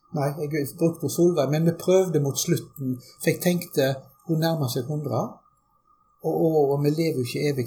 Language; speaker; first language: Norwegian; early bilingual, other home language; German